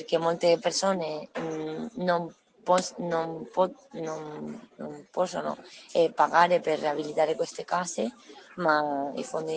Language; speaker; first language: Italian; non-native, learner; Spanish